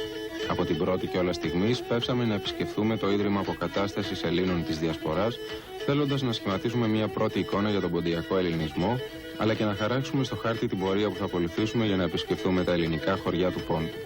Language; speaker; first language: Greek; native; Greek